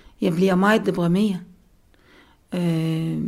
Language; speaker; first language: Danish; non-native, learner; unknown